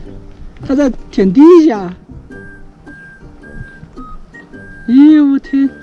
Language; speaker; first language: Chinese; native; Chinese